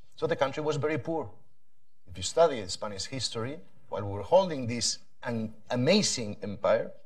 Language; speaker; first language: English; non-native, fluent; Spanish